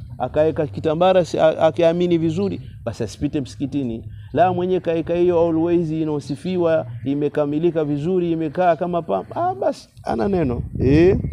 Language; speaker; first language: Swahili; native; Swahili